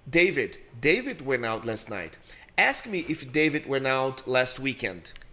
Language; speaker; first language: English; non-native, fluent; Portuguese